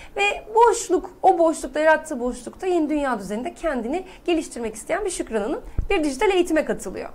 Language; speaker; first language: Turkish; native; Turkish